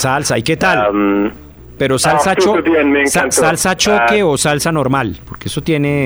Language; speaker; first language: Spanish; native; Spanish